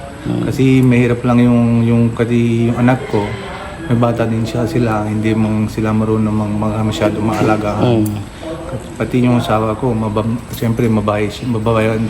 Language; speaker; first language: Filipino; non-native, learner; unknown